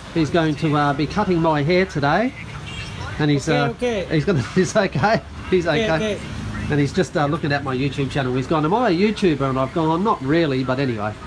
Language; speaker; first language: English; native; English